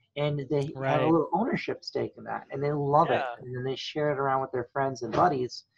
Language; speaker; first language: English; native; English